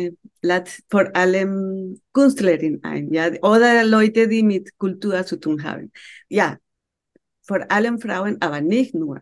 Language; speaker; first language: German; non-native, fluent; Spanish